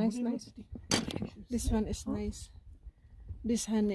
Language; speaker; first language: English; non-native, local second language; Filipino